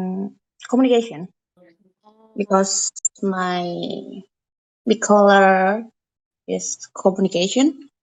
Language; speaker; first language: English; non-native, learner; Indonesian